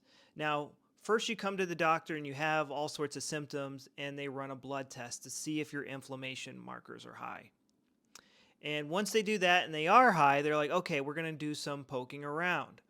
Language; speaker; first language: English; native; English